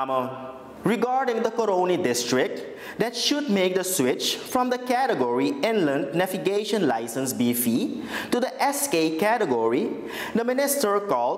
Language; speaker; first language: English; non-native, local second language; Dutch